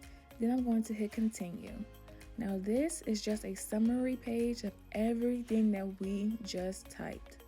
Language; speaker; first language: English; native; English